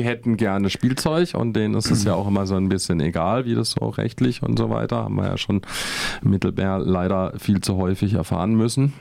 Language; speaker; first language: German; native; German